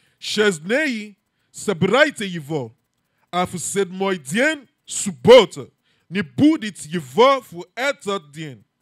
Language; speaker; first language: Russian; non-native, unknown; English